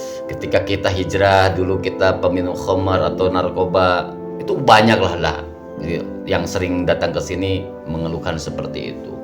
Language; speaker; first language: Indonesian; native; Indonesian